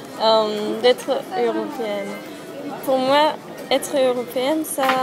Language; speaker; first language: French; non-native, fluent; German